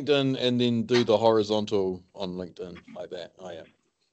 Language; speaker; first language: English; native; English